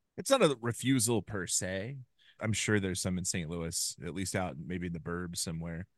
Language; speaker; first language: English; native; English